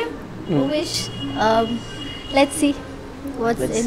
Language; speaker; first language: Tamil; early bilingual, heritage; Tamil